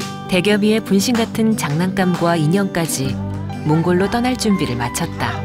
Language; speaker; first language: Korean; native; Korean